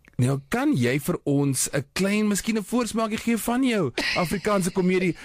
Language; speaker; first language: Afrikaans; native; Afrikaans